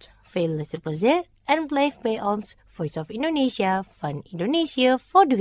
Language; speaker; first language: Dutch; non-native, fluent; Indonesian